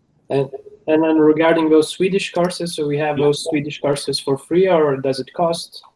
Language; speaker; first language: English; non-native, fluent; Lithuanian